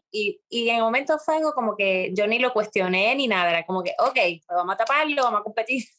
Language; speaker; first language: Spanish; native; Spanish